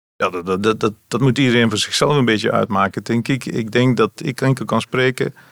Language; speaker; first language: Dutch; native; Dutch